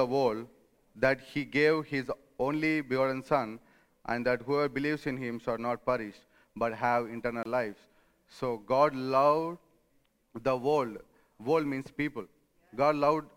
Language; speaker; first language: English; non-native, local second language; Telugu